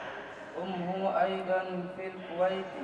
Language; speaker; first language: Arabic; non-native, learner; Indonesian